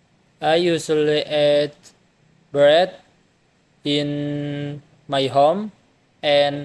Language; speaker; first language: English; non-native, learner; Indonesian